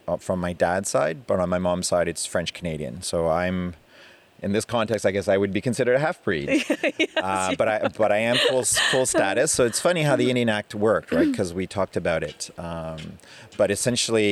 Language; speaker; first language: English; non-native, fluent; French